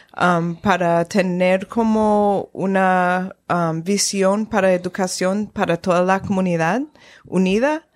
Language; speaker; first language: Spanish; non-native, fluent; English